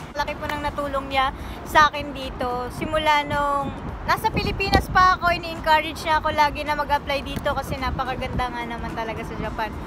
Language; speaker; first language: Filipino; native; Filipino